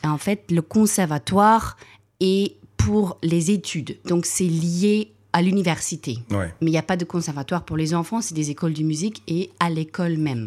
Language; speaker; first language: French; non-native, fluent; English